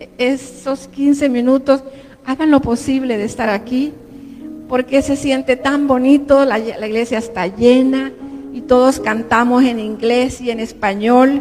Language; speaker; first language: Spanish; native; Spanish